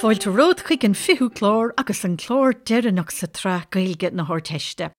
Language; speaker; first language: Irish; native; Irish